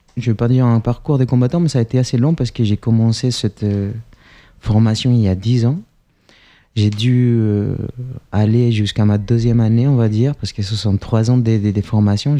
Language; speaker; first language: French; non-native, fluent; Spanish